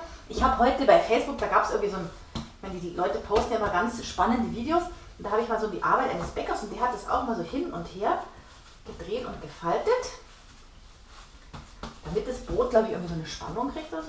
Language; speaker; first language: German; native; German